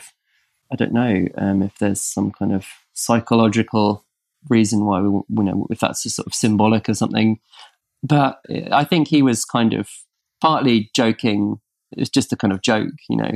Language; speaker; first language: English; native; English